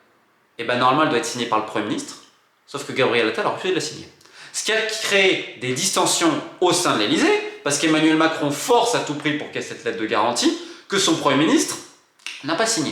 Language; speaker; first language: French; native; French